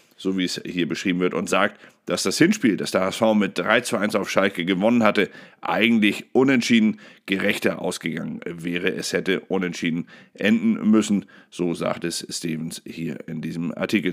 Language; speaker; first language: German; native; German